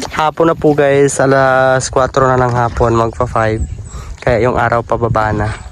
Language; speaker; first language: Filipino; non-native, local second language; Cebuano